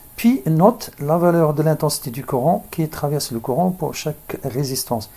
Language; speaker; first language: French; non-native, local second language; Arabic